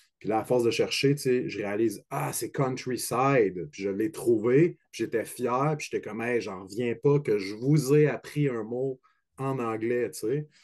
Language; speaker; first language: French; native; French